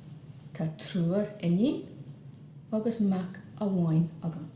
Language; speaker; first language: Irish; non-native, fluent; English